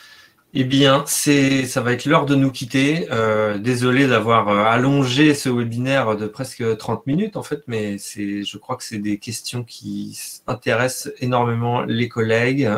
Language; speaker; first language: French; native; French